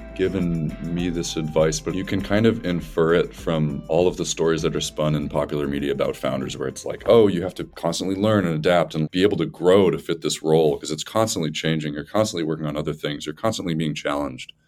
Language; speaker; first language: English; native; English